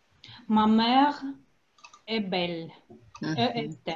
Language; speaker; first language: French; non-native, learner; Russian